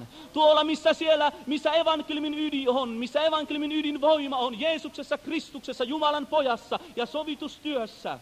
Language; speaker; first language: Finnish; native; Finnish